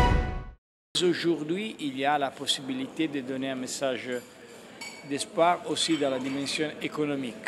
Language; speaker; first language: French; non-native, fluent; Italian